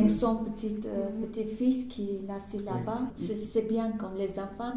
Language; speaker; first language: French; non-native, learner; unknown